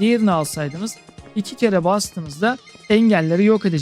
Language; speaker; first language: Turkish; native; Turkish